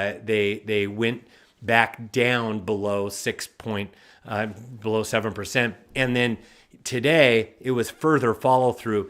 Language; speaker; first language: English; native; English